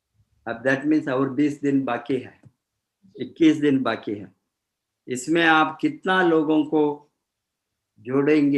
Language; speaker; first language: Hindi; non-native, fluent; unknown